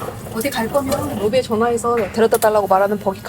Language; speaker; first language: Korean; native; Korean